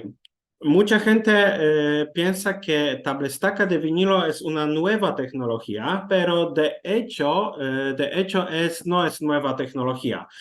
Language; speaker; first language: Spanish; non-native, learner; Polish